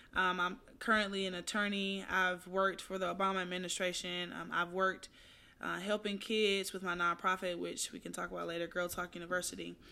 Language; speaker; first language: English; native; English